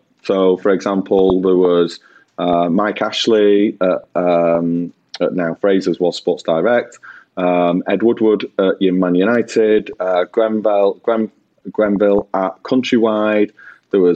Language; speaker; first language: English; native; English